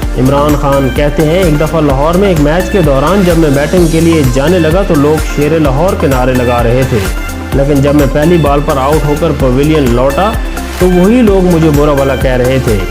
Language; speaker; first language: Urdu; native; Urdu